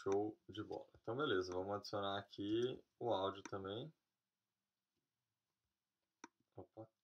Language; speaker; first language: Portuguese; native; Portuguese